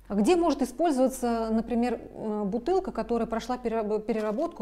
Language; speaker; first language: Russian; native; Russian